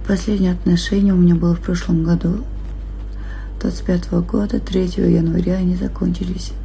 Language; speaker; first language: Russian; non-native, local second language; Kazakh